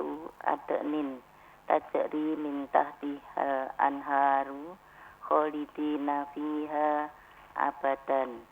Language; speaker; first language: Arabic; non-native, learner; Indonesian